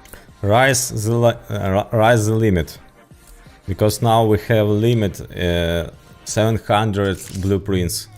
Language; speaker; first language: English; non-native, learner; Ukrainian